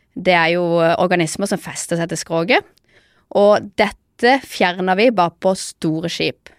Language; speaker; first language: Norwegian; native; Norwegian